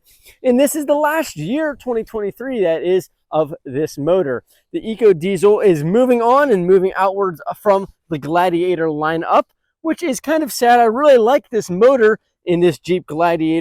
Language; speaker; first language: English; native; English